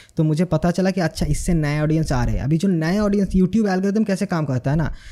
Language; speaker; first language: Hindi; non-native, local second language; Bangla